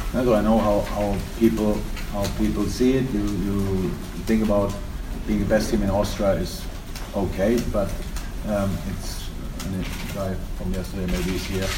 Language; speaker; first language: English; non-native, fluent; German